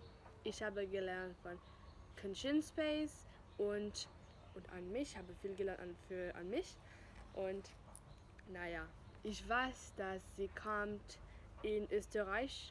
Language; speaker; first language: German; non-native, fluent; French